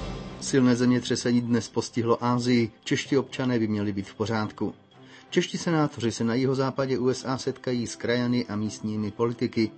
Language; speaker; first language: Czech; native; Czech